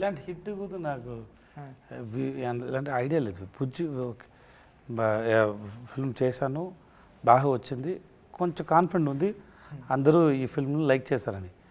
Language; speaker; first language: Telugu; non-native, learner; Tamil